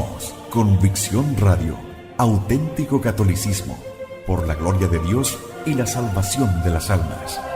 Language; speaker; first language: Spanish; native; Spanish